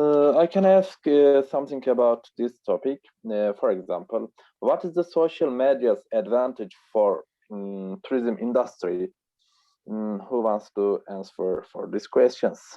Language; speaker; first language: English; non-native, learner; Turkish